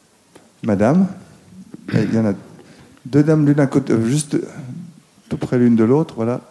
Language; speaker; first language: French; native; French